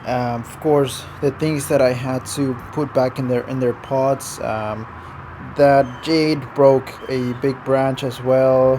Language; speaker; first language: English; non-native, fluent; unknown